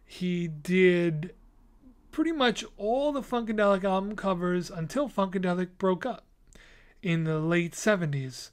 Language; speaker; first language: English; native; English